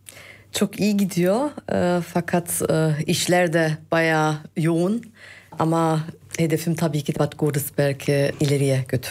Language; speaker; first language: Turkish; early bilingual, heritage; Turkish